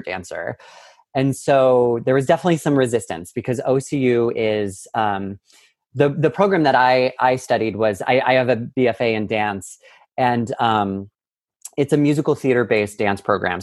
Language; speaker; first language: English; native; English